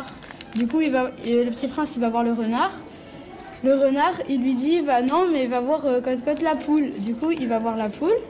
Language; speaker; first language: French; native; French